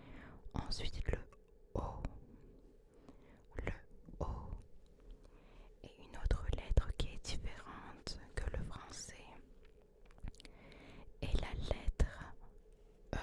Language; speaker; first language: French; early bilingual, other home language; Turkish